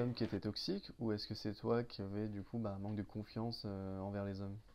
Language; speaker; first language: French; native; French